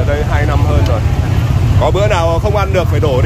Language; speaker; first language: Vietnamese; native; Vietnamese